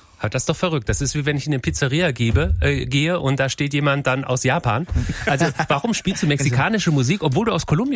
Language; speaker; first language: German; native; German